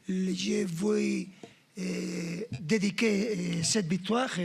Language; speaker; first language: French; non-native, fluent; Spanish